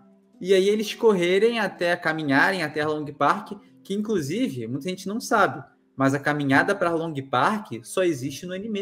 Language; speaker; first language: Portuguese; native; Portuguese